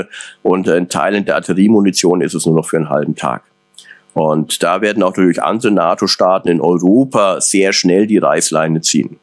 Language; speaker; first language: German; native; German